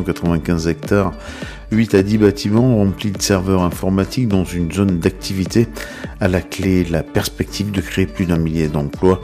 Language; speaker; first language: French; native; French